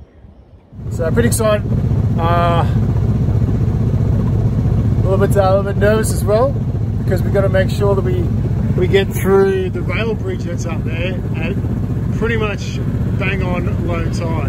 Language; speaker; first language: English; native; English